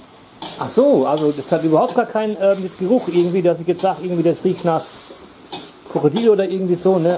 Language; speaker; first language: German; native; German